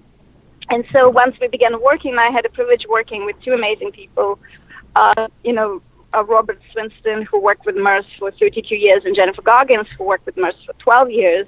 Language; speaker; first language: English; non-native, fluent; Russian